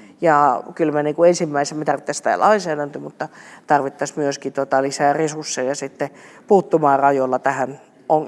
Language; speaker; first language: Finnish; native; Finnish